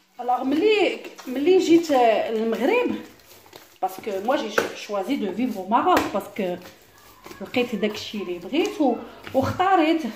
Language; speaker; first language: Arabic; early bilingual, heritage; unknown